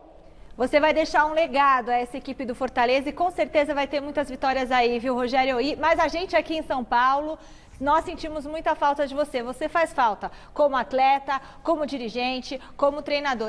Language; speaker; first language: Portuguese; native; Portuguese